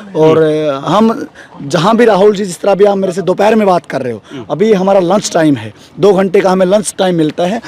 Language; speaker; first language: Hindi; native; Hindi